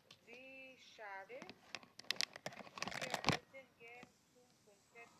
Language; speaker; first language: German; non-native, learner; Macedonian